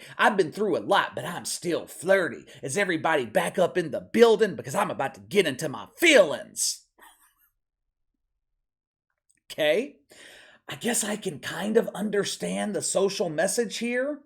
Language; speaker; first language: English; native; English